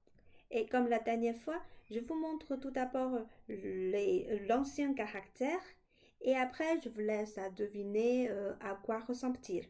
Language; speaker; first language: French; non-native, fluent; Chinese